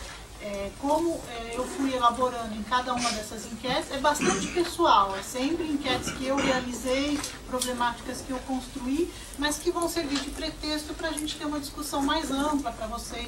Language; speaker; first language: Portuguese; native; Portuguese